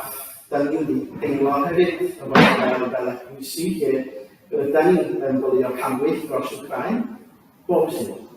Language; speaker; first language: Welsh; native; Welsh